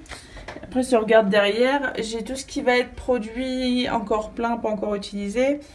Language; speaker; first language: French; native; French